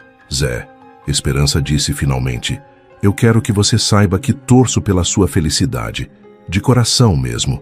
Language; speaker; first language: Portuguese; native; Portuguese